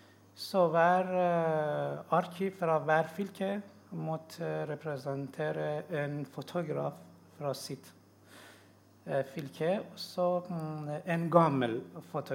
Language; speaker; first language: Norwegian; non-native, learner; Persian